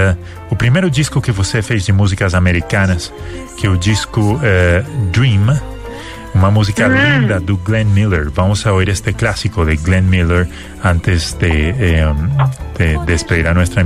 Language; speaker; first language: Portuguese; non-native, fluent; Spanish